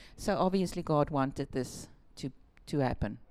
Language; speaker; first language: English; non-native, local second language; Afrikaans